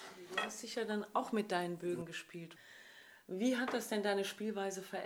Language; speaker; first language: German; native; German